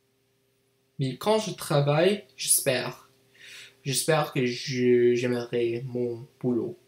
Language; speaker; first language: French; non-native, learner; English